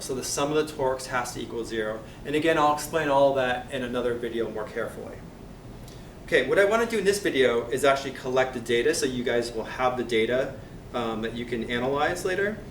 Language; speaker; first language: English; native; English